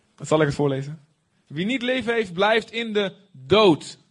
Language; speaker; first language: Dutch; native; Dutch